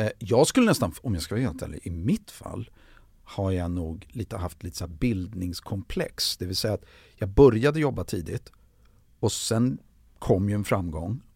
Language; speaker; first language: Swedish; native; Swedish